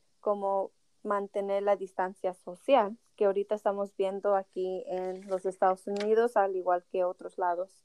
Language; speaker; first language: Spanish; early bilingual, heritage; Spanish